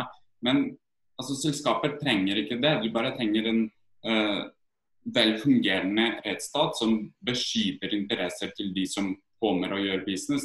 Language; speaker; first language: Norwegian; non-native, fluent; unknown